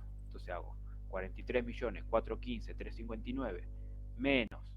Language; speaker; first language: Spanish; native; Spanish